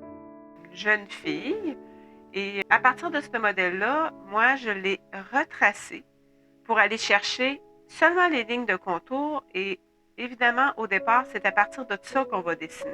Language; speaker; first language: French; native; French